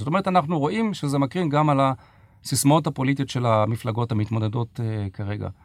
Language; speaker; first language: Hebrew; native; Hebrew